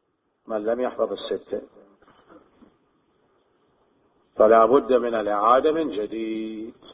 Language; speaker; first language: Arabic; native; Arabic